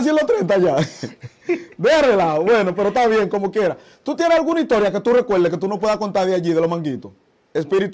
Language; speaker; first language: Spanish; native; Spanish